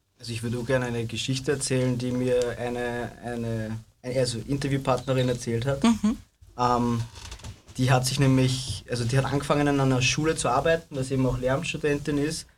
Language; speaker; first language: German; native; German